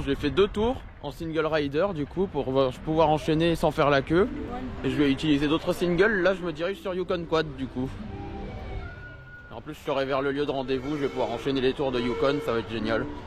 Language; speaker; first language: French; native; French